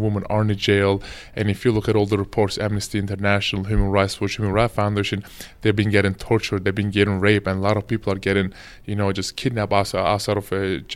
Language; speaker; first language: English; non-native, fluent; Turkish